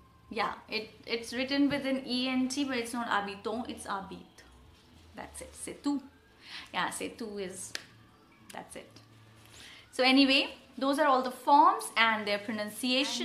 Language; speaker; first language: English; non-native, local second language; Hindi